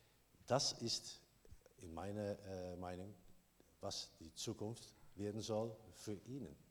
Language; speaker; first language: German; non-native, learner; Dutch